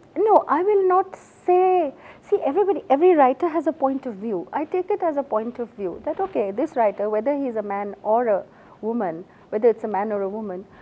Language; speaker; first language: English; non-native, local second language; Assamese